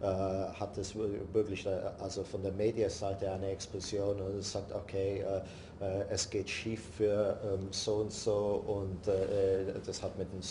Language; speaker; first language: German; non-native, learner; English